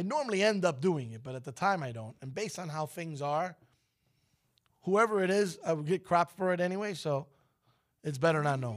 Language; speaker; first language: English; native; English